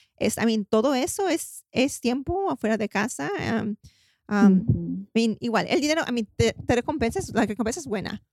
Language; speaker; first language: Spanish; early bilingual, heritage; Spanish